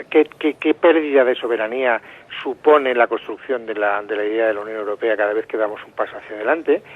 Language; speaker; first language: Spanish; native; Spanish